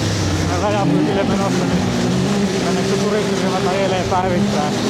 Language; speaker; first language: Finnish; native; Finnish